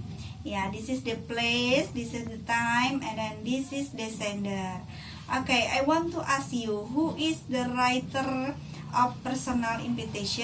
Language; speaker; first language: English; non-native, learner; Indonesian